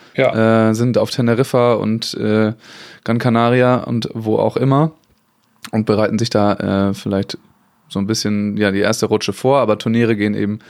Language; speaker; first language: German; native; German